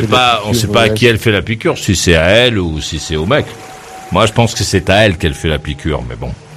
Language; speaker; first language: French; native; French